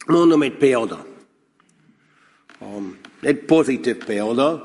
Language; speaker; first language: Hungarian; non-native, fluent; English